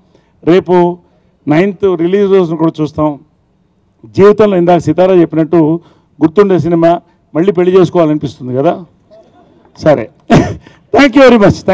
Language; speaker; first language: Telugu; native; Telugu